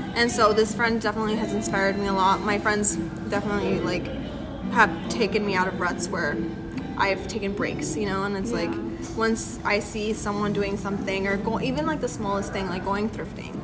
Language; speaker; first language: English; early bilingual, other home language; Spanish